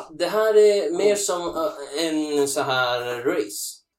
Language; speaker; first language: Swedish; non-native, fluent; Sinhala